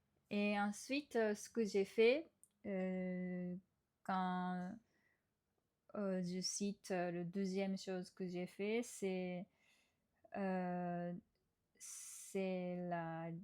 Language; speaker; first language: French; non-native, fluent; Japanese